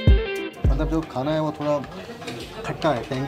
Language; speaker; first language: Hindi; native; Hindi